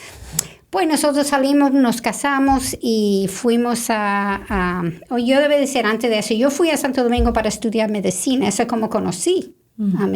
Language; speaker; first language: Spanish; non-native, fluent; English